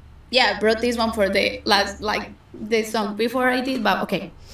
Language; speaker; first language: English; non-native, fluent; Spanish